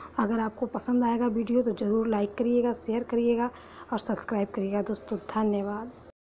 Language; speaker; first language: Hindi; native; Hindi